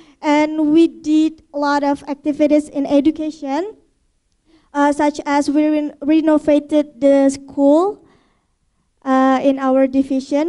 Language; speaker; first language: English; non-native, fluent; Indonesian